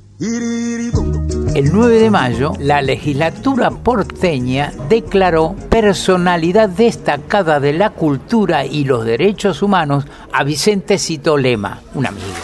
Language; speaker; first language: Spanish; native; Spanish